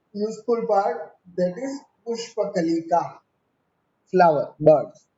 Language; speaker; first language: English; non-native, local second language; Gujarati